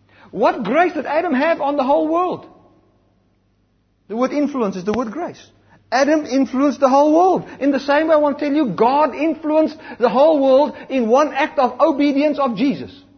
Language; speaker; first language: English; non-native, local second language; Afrikaans